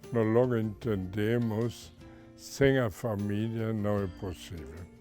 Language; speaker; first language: Portuguese; non-native, fluent; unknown